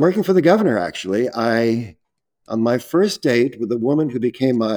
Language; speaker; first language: English; native; English